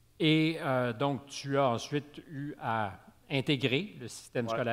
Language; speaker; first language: French; native; French